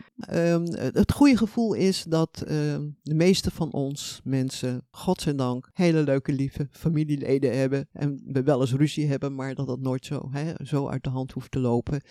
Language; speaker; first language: Dutch; native; Dutch